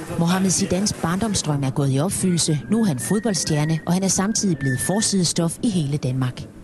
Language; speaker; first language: Danish; native; Danish